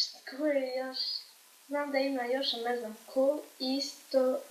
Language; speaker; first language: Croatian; early bilingual, heritage; Croatian